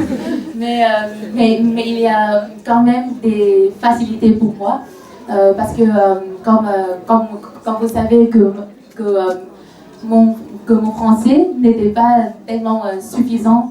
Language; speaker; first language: French; non-native, fluent; Vietnamese